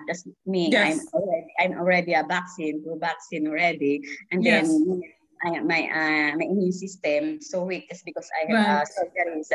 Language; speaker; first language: English; non-native, local second language; Filipino